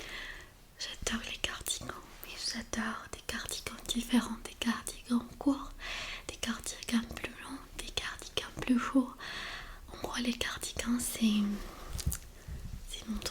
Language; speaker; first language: French; non-native, fluent; Armenian